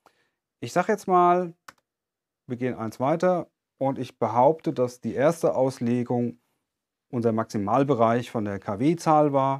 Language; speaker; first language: German; native; German